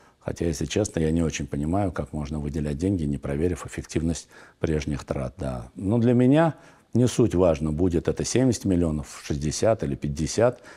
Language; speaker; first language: Russian; non-native, local second language; Armenian